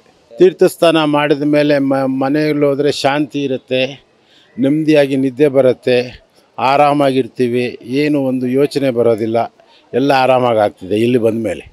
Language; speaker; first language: Kannada; native; Kannada